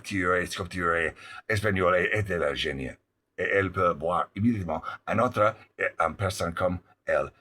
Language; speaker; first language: French; non-native, learner; English